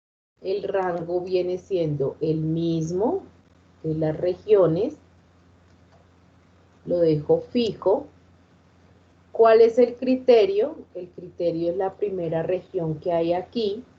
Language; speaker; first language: Spanish; native; Spanish